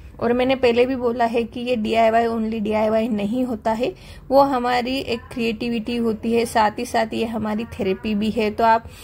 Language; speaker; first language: Hindi; non-native, local second language; Marathi